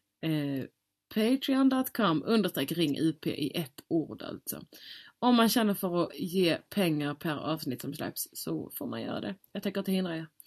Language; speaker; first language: Swedish; native; Swedish